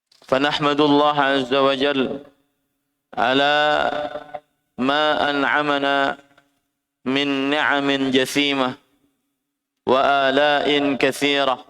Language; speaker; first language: Arabic; non-native, fluent; Indonesian